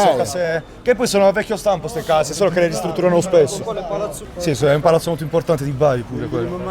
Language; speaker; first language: Italian; native; Italian